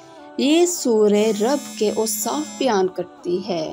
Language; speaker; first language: Urdu; native; Urdu